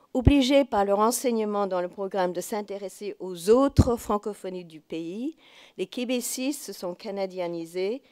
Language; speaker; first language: French; non-native, fluent; English